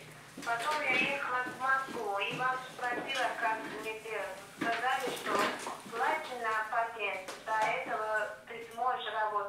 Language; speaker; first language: Russian; non-native, learner; Uzbek